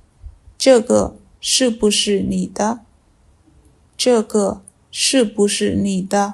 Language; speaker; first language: Chinese; non-native, fluent; Khmer